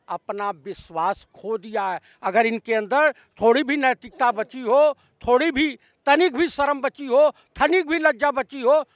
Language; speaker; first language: Hindi; native; Hindi